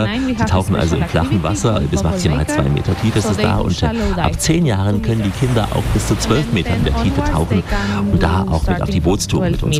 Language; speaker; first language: German; native; German